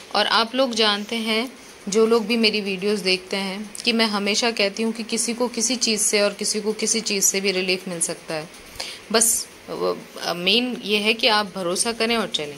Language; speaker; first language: Hindi; native; Hindi